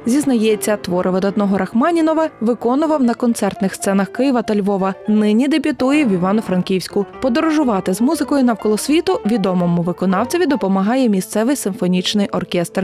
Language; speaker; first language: Ukrainian; native; Ukrainian